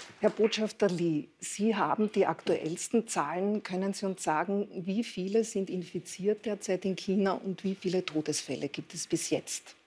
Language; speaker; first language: German; native; German